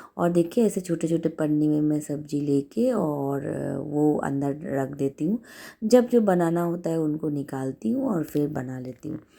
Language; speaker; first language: Hindi; non-native, local second language; Bangla